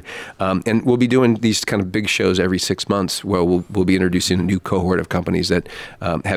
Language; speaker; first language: English; native; English